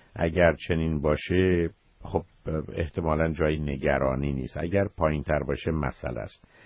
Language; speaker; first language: Persian; native; Persian